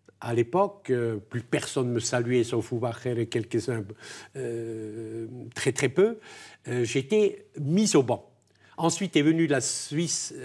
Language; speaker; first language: French; non-native, local second language; German